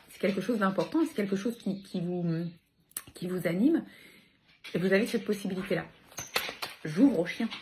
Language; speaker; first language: French; native; French